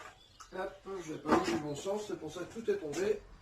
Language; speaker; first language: French; native; French